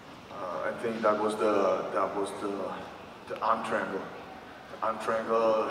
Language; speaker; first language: English; non-native, fluent; Czech